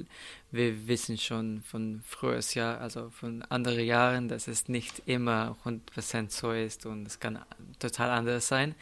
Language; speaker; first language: German; non-native, fluent; Slovenian